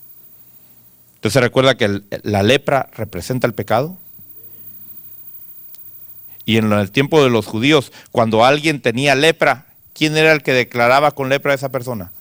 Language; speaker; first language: Spanish; native; Spanish